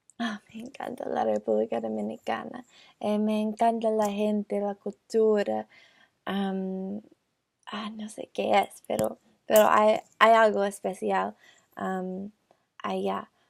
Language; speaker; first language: Spanish; non-native, learner; English